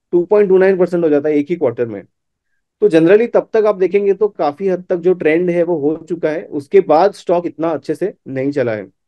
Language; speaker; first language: Hindi; non-native, local second language; Gujarati